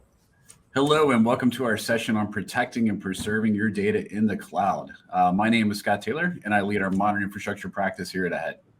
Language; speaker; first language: English; native; English